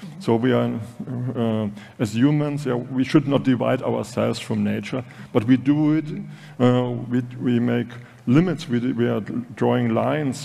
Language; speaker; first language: English; non-native, fluent; German